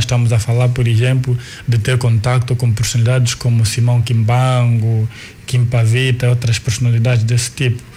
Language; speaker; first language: Portuguese; non-native, local second language; Kongo